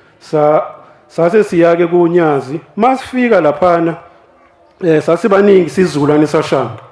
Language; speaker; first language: Zulu; native; Zulu